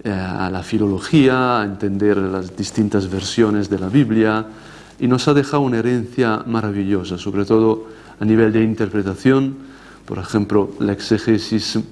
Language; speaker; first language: Spanish; non-native, fluent; Italian